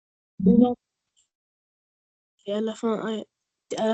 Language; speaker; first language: French; non-native, learner; Arabic